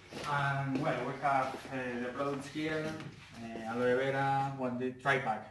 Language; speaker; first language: English; non-native, learner; Spanish